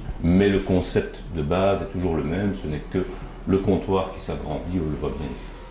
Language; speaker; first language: French; native; French